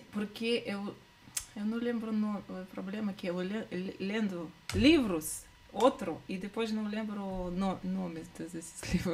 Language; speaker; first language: Portuguese; non-native, learner; Russian